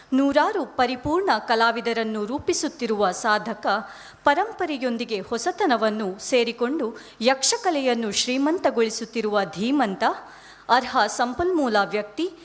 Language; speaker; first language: Kannada; native; Kannada